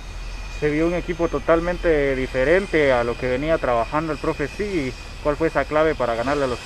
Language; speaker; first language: Spanish; native; Spanish